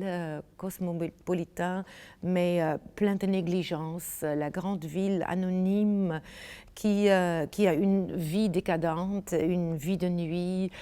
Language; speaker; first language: French; non-native, fluent; German